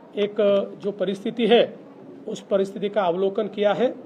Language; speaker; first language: Hindi; non-native, local second language; Marathi